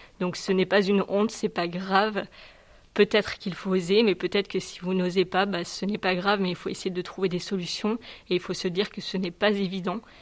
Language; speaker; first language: French; native; French